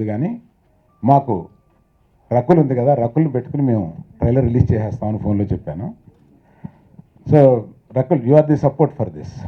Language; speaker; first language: Telugu; native; Telugu